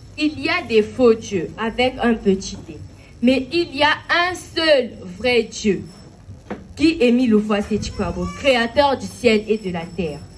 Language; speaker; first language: French; non-native, local second language; Lingala